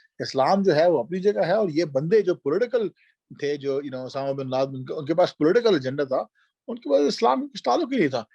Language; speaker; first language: Urdu; early bilingual, heritage; Urdu